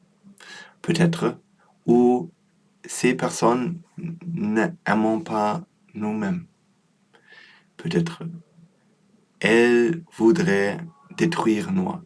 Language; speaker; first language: French; non-native, learner; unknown